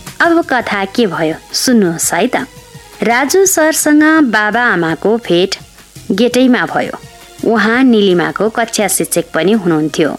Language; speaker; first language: Nepali; native; Nepali